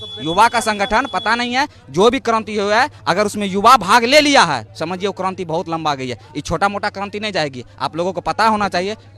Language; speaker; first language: Hindi; native; Hindi